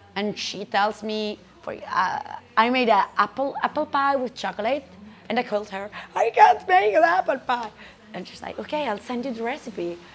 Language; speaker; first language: English; non-native, fluent; Italian